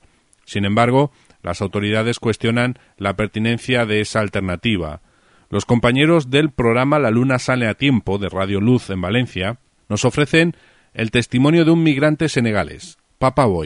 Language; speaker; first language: Spanish; native; Spanish